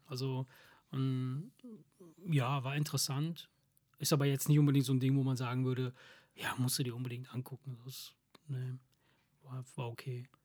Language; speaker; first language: German; early bilingual, other home language; Italian